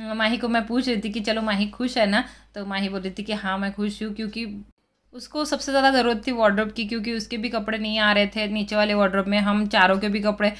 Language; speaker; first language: Hindi; non-native, local second language; Marathi